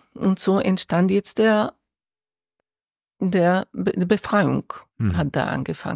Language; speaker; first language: German; non-native, learner; Arabic